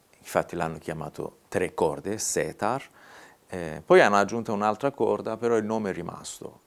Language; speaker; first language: Italian; non-native, fluent; Persian